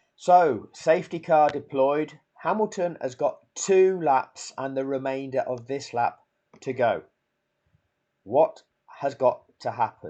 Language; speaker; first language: English; native; English